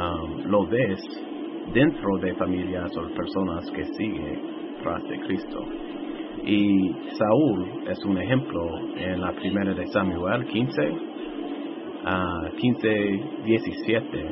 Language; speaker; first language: Spanish; non-native, fluent; English